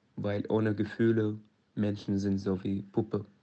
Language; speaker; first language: German; non-native, learner; Arabic